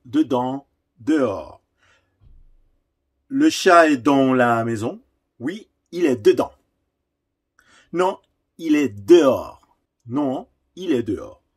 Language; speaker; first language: French; non-native, fluent; Spanish